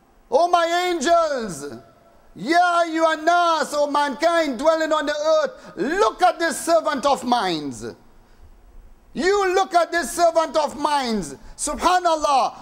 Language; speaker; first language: English; native; English